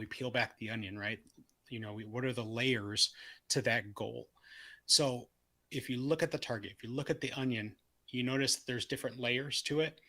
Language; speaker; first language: English; native; English